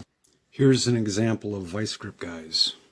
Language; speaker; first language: English; native; English